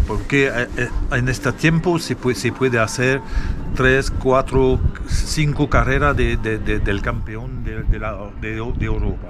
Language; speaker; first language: Spanish; non-native, learner; French